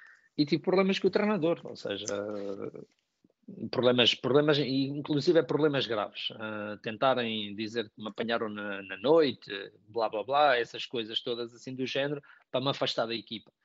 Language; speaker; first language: Portuguese; native; Portuguese